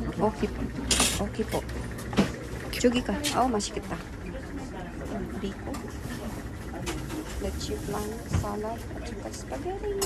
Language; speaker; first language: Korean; non-native, fluent; Filipino